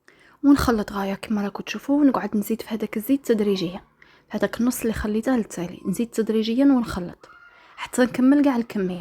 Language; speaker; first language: Arabic; native; Arabic